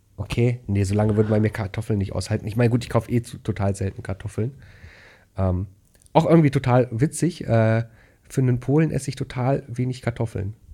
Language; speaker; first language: German; native; German